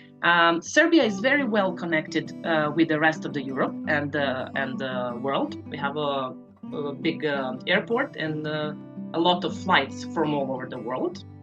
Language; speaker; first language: English; non-native, fluent; Serbian